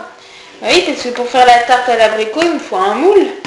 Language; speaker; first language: French; native; French